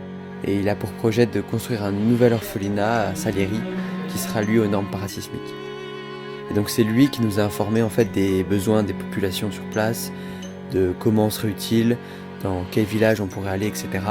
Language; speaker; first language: French; native; French